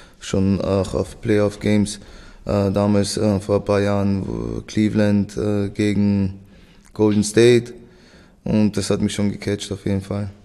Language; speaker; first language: German; native; German